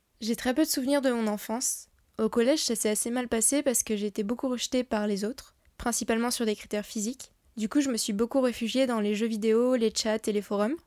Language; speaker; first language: French; native; French